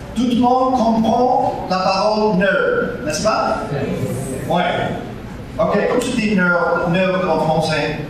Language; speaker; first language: French; non-native, learner; English